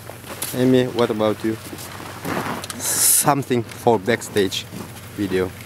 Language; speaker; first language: English; non-native, learner; Russian